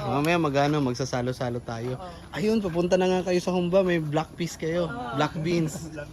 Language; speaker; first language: Filipino; non-native, local second language; Cebuano